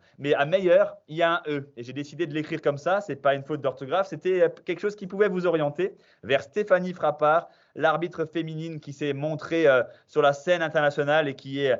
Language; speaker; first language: French; native; French